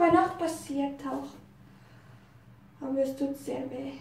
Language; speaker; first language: German; non-native, learner; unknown